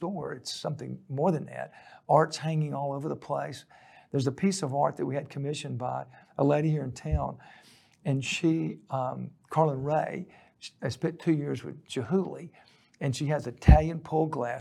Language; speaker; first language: English; native; English